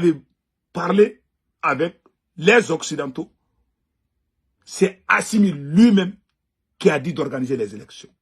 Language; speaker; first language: French; non-native, local second language; Bambara